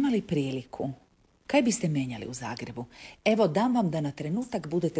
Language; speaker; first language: Croatian; native; Croatian